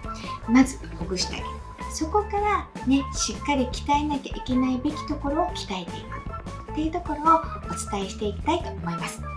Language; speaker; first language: Japanese; native; Japanese